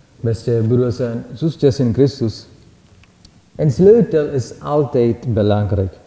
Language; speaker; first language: Dutch; non-native, fluent; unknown